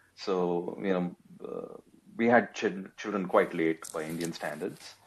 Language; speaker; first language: English; non-native, local second language; Telugu